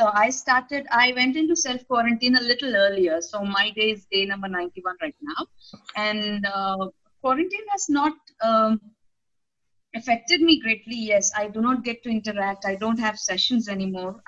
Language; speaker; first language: English; non-native, local second language; Telugu